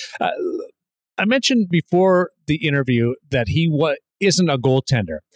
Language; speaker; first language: English; native; English